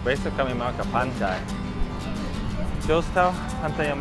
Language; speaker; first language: Indonesian; non-native, fluent; English